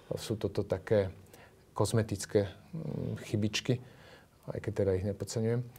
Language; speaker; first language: Slovak; native; Slovak